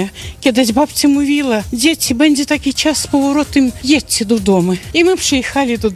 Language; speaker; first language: Polish; early bilingual, heritage; Polish